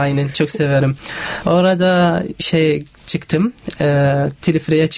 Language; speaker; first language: Turkish; non-native, learner; Arabic